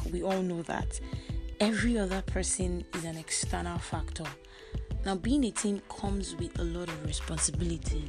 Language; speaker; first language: English; non-native, local second language; Igbo